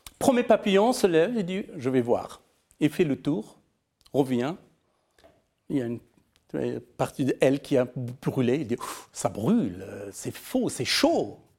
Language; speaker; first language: French; non-native, fluent; Persian